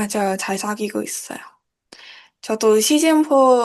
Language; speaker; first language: Korean; non-native, learner; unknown